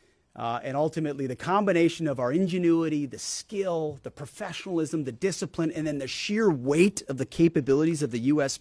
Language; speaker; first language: English; native; English